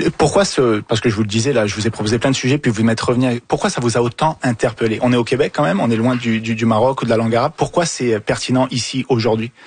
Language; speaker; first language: French; early bilingual, other home language; Arabic